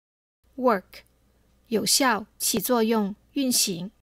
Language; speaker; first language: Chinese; native; Chinese